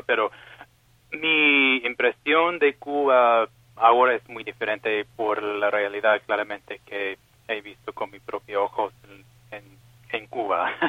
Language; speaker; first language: Spanish; non-native, fluent; English